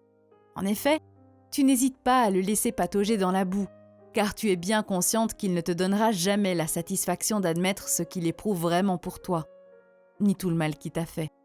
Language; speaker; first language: French; native; French